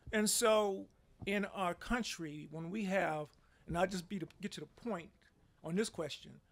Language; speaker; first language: English; native; English